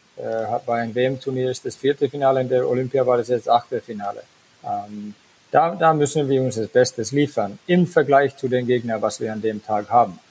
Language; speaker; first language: German; non-native, fluent; Finnish